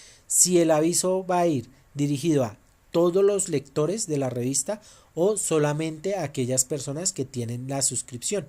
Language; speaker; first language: Spanish; native; Spanish